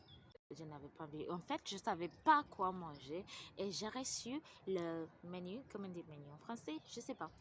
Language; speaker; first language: French; non-native, fluent; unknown